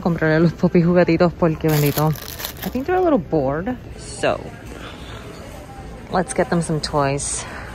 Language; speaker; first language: English; non-native, fluent; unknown